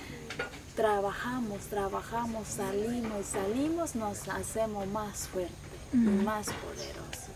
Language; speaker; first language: Spanish; non-native, local second language; Shipibo-Conibo